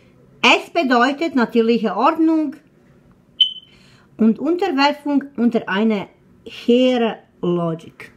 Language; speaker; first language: German; non-native, fluent; Croatian